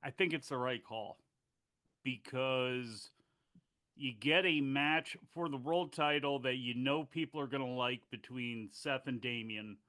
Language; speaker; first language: English; native; English